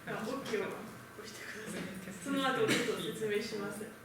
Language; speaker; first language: Japanese; non-native, learner; French